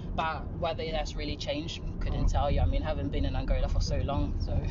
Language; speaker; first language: English; non-native, fluent; Dutch